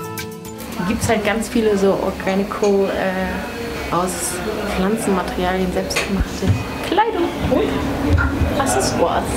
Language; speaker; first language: German; native; German